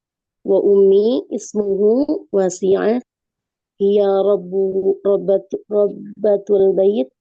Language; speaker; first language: Arabic; non-native, learner; Indonesian